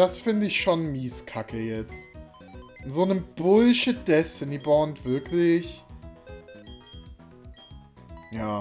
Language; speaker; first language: German; native; German